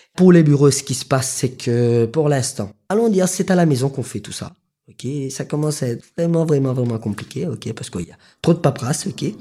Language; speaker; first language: French; non-native, local second language; Morisyen